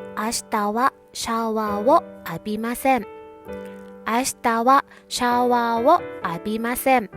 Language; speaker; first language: Japanese; non-native, fluent; Thai